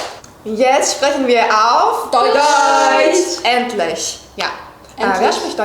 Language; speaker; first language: German; non-native, learner; Turkish